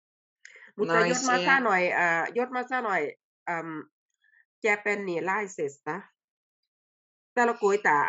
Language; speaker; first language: Finnish; non-native, learner; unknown